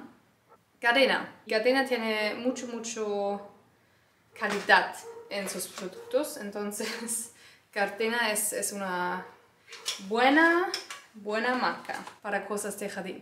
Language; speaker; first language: Spanish; non-native, learner; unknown